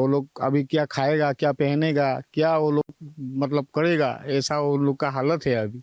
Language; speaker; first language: Hindi; non-native, local second language; Assamese